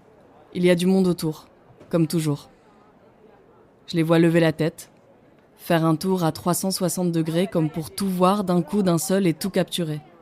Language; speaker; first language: French; native; French